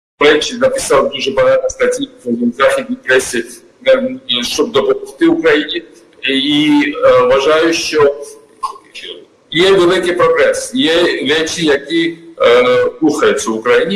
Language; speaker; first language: Ukrainian; non-native, learner; Georgian